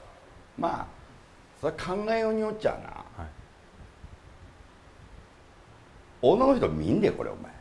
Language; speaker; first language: Japanese; native; Japanese